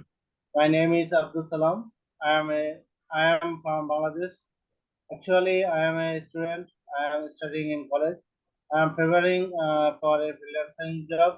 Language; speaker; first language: English; non-native, learner; Bangla